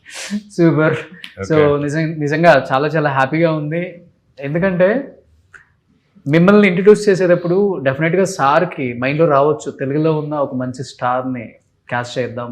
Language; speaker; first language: Telugu; native; Telugu